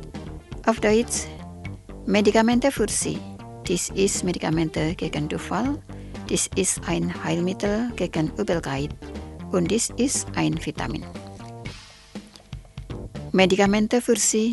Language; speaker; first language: German; non-native, fluent; Indonesian